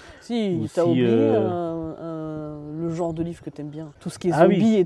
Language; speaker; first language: French; native; French